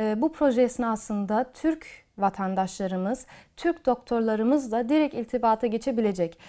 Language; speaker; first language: Turkish; early bilingual, heritage; Turkish